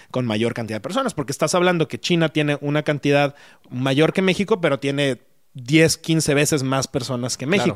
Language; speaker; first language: Spanish; native; Spanish